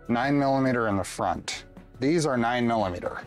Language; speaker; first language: English; native; English